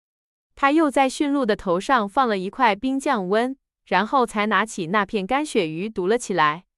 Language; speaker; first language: Chinese; native; Chinese